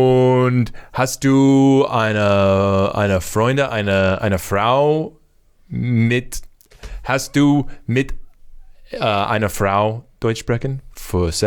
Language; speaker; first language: German; non-native, learner; English